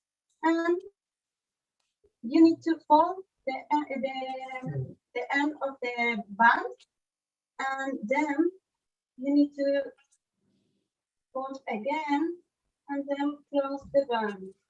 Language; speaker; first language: English; non-native, learner; Spanish